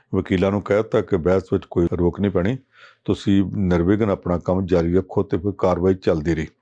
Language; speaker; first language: Punjabi; native; Punjabi